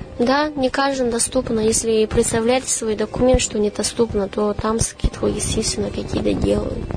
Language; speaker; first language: Russian; non-native, learner; Chinese